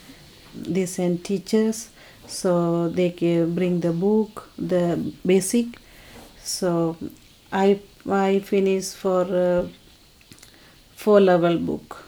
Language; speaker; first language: English; non-native, learner; Tamil